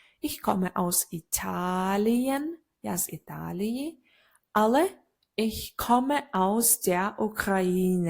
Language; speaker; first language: German; non-native, learner; Ukrainian